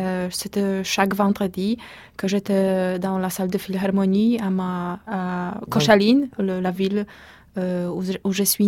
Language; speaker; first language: French; non-native, fluent; Polish